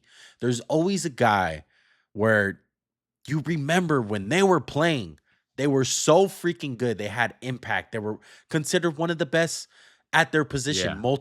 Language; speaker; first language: English; native; English